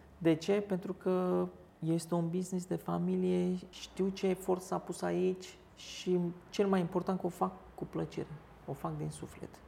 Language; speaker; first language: Romanian; early bilingual, other home language; Turkish